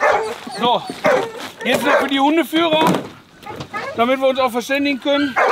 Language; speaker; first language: German; native; German